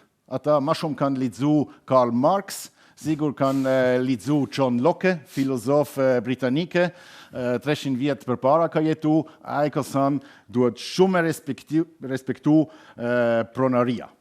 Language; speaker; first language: Albanian; non-native, fluent; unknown